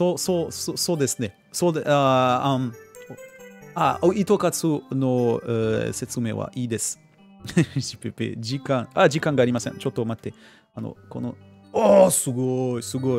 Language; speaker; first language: Japanese; non-native, learner; French